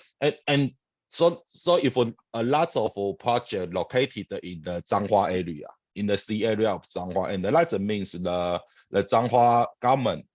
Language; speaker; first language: English; non-native, fluent; Chinese